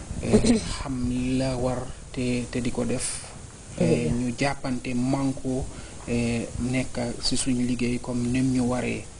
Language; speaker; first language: Wolof; native; Wolof